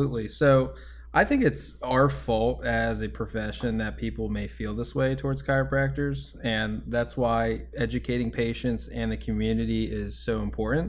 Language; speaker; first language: English; native; English